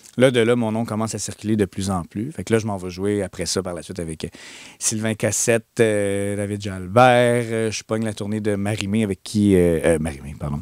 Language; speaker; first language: French; native; French